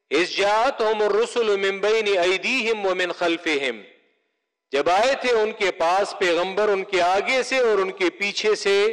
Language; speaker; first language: Urdu; non-native, local second language; Pashto